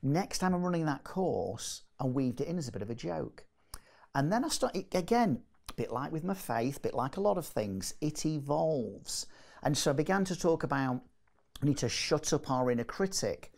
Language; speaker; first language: English; native; English